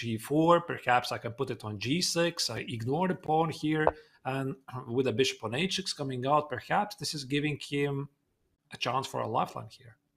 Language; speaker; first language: English; non-native, fluent; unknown